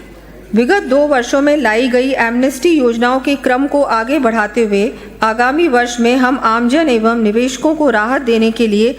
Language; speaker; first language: Hindi; native; Hindi